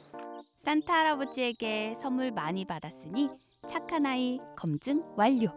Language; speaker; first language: Korean; native; Korean